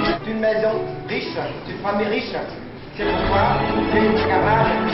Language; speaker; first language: French; non-native, learner; Vietnamese